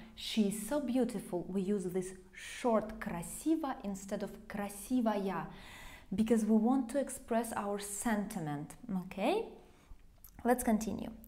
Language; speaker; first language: English; non-native, fluent; Russian